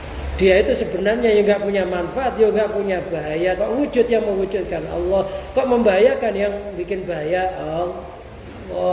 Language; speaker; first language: Indonesian; native; Indonesian